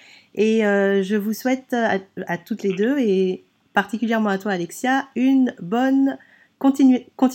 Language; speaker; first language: French; native; French